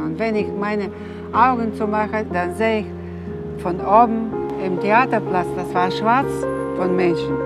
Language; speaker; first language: German; non-native, fluent; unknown